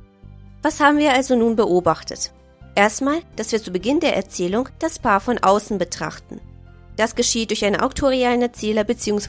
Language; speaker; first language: German; native; German